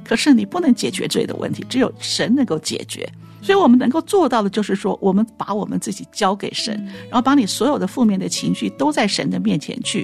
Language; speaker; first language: Chinese; native; Chinese